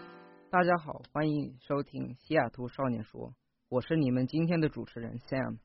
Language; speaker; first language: Chinese; early bilingual, heritage; Chinese